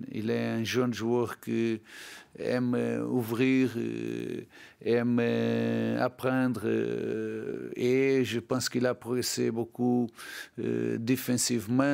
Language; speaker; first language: French; non-native, learner; Portuguese